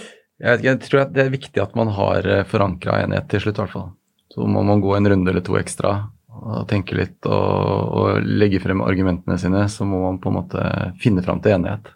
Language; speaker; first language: Norwegian; native; Norwegian